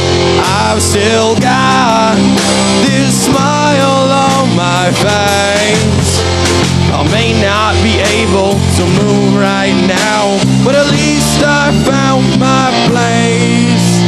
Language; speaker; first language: English; native; English